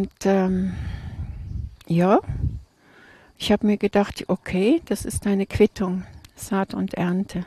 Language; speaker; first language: German; native; German